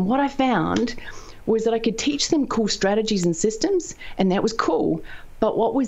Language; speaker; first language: English; native; English